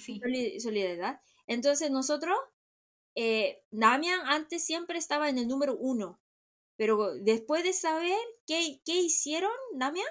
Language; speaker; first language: Spanish; non-native, fluent; Korean